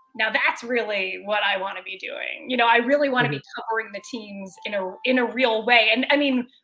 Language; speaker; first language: English; native; English